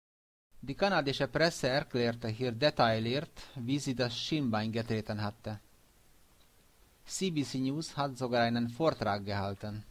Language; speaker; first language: German; non-native, fluent; Hungarian